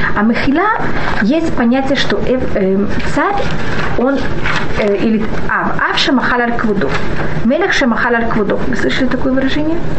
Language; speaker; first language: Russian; early bilingual, heritage; Russian